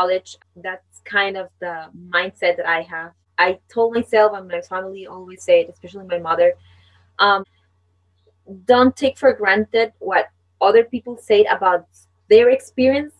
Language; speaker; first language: English; non-native, fluent; Spanish